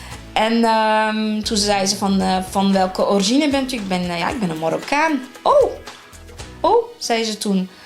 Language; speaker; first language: Dutch; early bilingual, other home language; Arabic